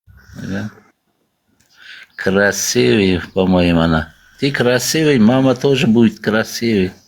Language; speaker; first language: Russian; non-native, learner; Uzbek